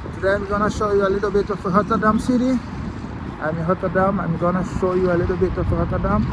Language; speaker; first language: English; non-native, learner; Portuguese